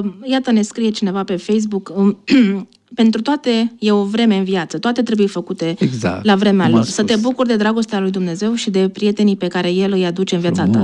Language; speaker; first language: Romanian; native; Romanian